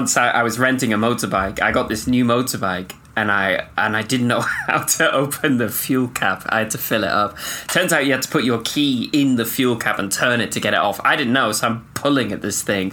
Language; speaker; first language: English; native; English